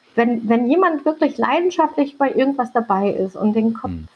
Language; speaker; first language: German; early bilingual, other home language; Turkish